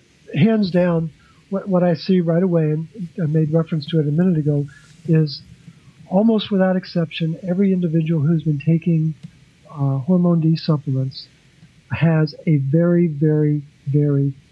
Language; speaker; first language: English; native; English